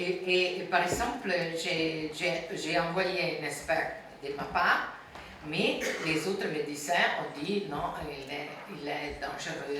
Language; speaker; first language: French; non-native, fluent; Italian